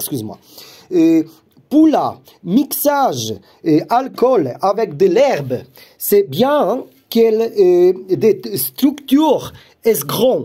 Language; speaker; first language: French; non-native, learner; Polish